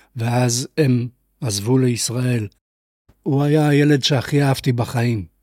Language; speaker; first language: Hebrew; non-native, fluent; Polish